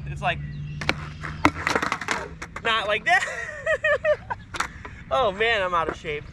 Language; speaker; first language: English; native; English